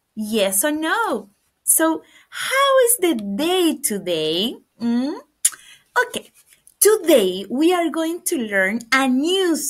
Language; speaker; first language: English; non-native, fluent; Spanish